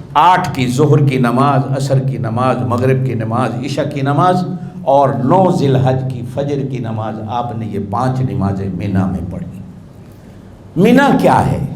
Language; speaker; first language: Urdu; native; Urdu